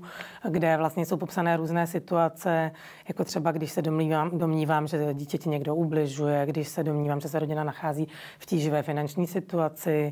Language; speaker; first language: Czech; native; Czech